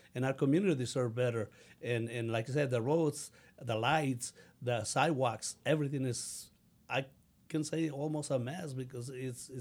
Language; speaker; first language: English; non-native, fluent; Spanish